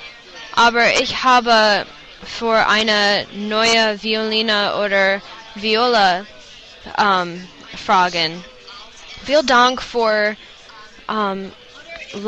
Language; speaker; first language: German; non-native, learner; English